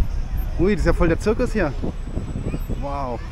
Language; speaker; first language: German; native; German